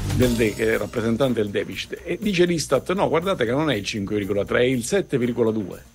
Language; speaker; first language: Italian; native; Italian